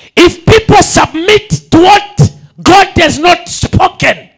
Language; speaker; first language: English; non-native, local second language; Swahili